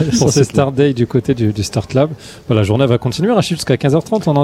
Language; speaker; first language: French; native; French